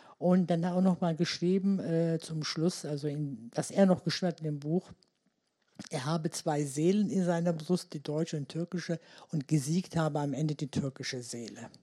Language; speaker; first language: German; early bilingual, other home language; Turkish